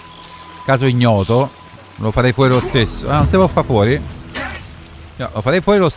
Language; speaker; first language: Italian; native; Italian